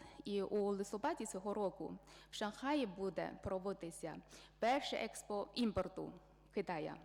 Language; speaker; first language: Ukrainian; non-native, fluent; Chinese